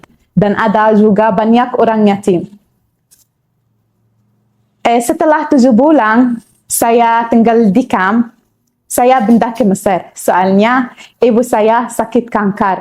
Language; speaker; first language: Indonesian; non-native, learner; Arabic